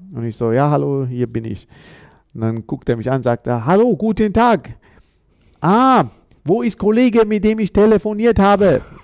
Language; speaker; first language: German; early bilingual, other home language; Amharic